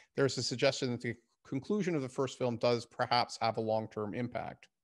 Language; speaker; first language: English; native; English